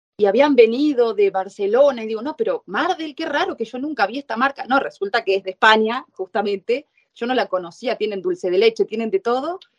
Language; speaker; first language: Spanish; native; Spanish